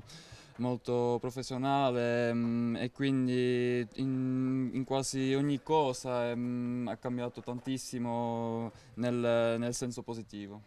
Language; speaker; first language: Italian; non-native, fluent; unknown